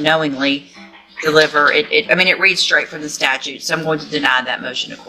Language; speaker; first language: English; native; English